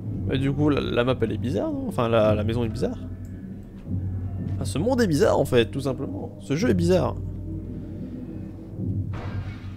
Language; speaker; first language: French; native; French